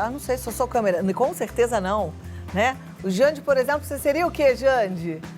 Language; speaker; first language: Portuguese; native; Portuguese